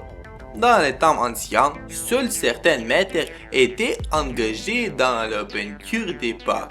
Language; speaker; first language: French; non-native, learner; Ukrainian